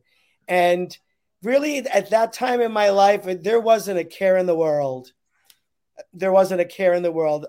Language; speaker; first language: English; native; English